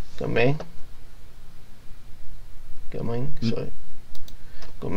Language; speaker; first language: Japanese; non-native, learner; English